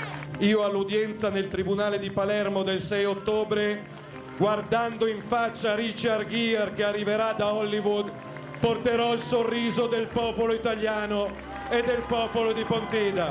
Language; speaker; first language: Italian; native; Italian